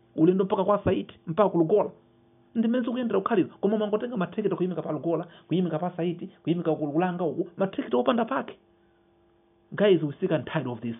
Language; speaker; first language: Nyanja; non-native, local second language; Yao